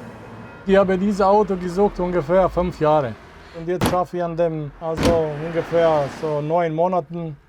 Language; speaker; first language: German; non-native, fluent; Serbian